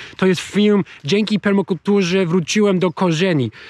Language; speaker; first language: Polish; non-native, learner; English